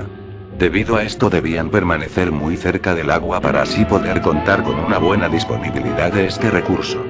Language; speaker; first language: Spanish; native; Spanish